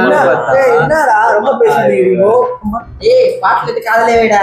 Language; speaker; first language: Tamil; native; Tamil